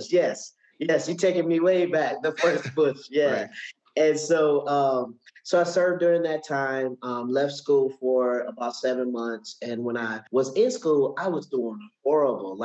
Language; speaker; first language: English; native; English